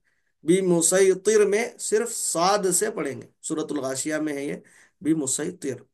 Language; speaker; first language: Urdu; native; Urdu